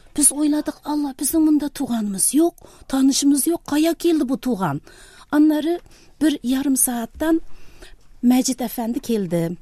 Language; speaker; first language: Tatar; early bilingual, heritage; Tatar